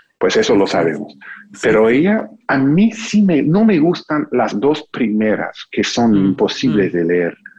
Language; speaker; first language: Spanish; non-native, fluent; English